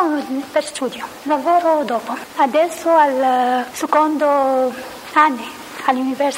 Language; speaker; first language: Italian; non-native, learner; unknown